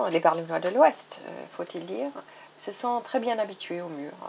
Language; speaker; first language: French; non-native, fluent; German